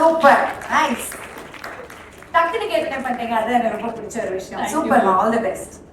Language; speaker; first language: Tamil; native; Tamil